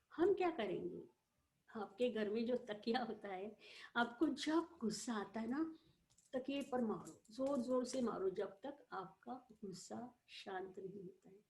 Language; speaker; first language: Hindi; non-native, local second language; Marathi